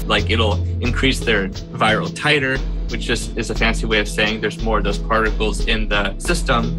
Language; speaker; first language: English; native; English